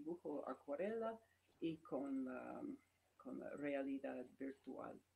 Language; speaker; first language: Spanish; non-native, fluent; English